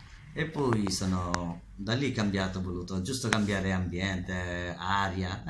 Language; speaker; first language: Italian; non-native, learner; Bangla